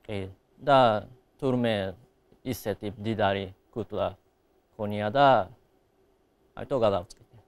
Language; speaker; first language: Georgian; non-native, fluent; Japanese